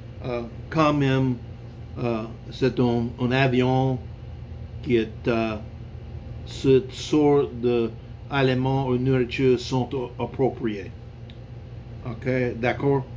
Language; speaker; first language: French; non-native, learner; English